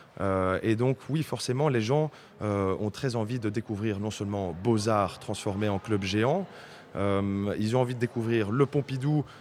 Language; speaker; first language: French; native; French